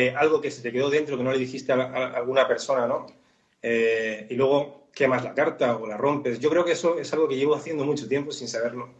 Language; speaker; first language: Spanish; native; Spanish